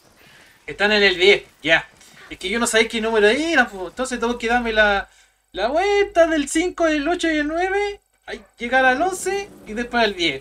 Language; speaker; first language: Spanish; native; Spanish